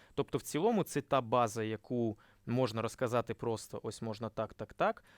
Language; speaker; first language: Ukrainian; non-native, local second language; Russian